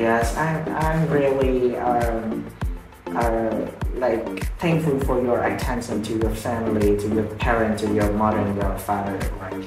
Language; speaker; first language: English; non-native, fluent; Vietnamese